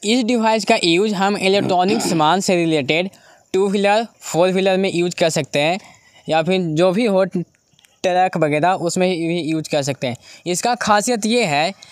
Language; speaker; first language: Hindi; native; Hindi